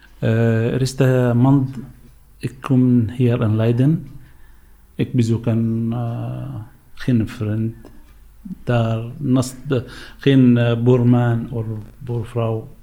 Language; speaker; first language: Dutch; non-native, learner; Arabic